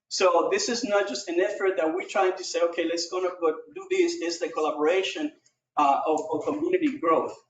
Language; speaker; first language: English; non-native, fluent; Spanish